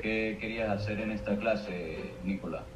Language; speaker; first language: Spanish; native; Spanish